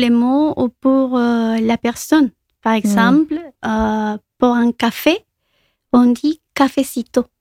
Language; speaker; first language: French; non-native, local second language; Spanish